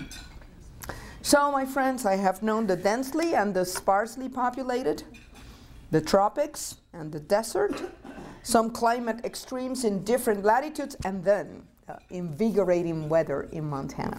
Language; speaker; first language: English; non-native, fluent; Spanish